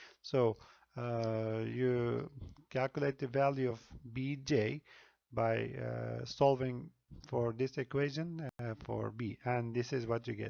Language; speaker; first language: English; non-native, fluent; Turkish